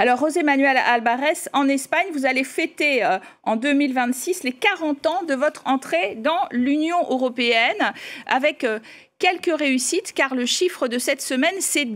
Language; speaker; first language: French; native; French